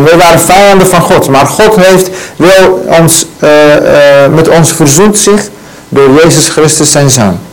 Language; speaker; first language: Dutch; non-native, learner; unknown